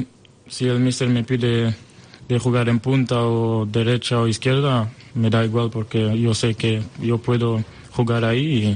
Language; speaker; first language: Spanish; non-native, learner; French